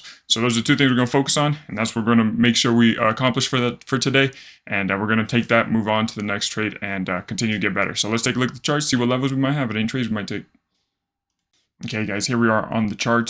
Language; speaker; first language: English; native; English